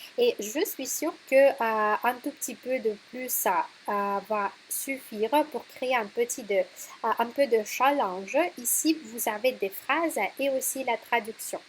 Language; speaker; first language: French; non-native, fluent; Russian